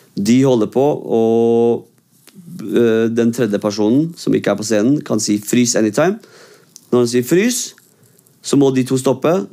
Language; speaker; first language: Norwegian; early bilingual, other home language; Kurdish